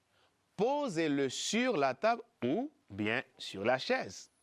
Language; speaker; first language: French; non-native, fluent; Spanish